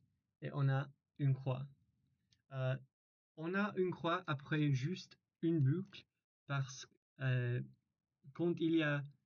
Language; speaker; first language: French; non-native, learner; English